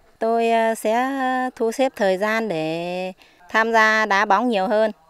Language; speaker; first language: Vietnamese; non-native, local second language; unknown